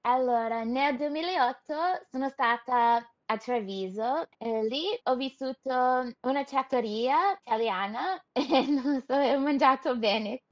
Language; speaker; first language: Italian; non-native, learner; English